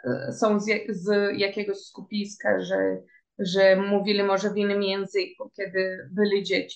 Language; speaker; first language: Polish; early bilingual, heritage; Portuguese